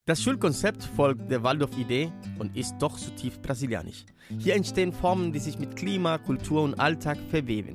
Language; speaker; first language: German; native; German